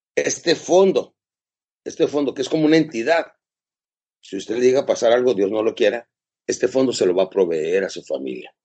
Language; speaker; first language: Spanish; native; Spanish